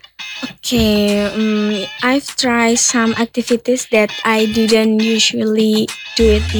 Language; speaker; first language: English; non-native, learner; Indonesian